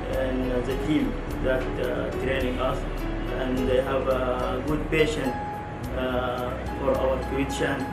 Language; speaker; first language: English; non-native, learner; Arabic